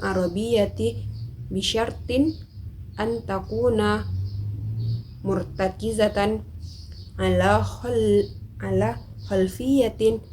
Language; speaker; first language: Arabic; non-native, learner; Indonesian